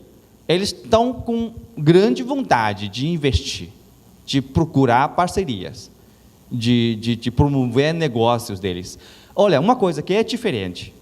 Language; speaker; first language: Portuguese; non-native, learner; Chinese